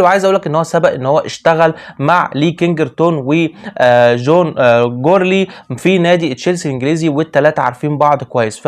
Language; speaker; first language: Arabic; native; Arabic